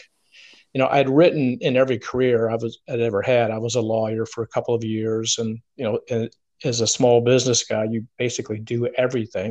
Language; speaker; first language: English; native; English